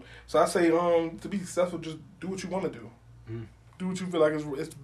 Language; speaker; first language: English; native; English